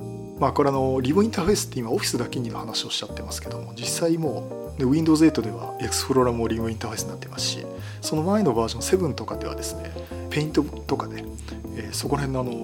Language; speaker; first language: Japanese; native; Japanese